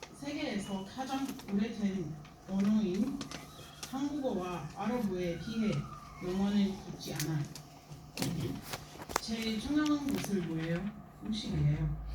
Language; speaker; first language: Korean; non-native, learner; Arabic